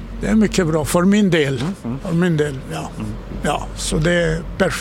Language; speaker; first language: Swedish; non-native, fluent; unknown